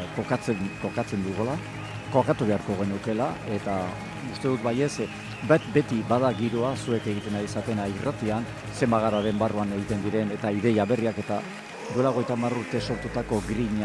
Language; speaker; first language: Basque; native; Basque